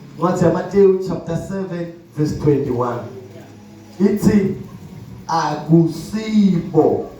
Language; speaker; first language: Zulu; non-native, local second language; Swati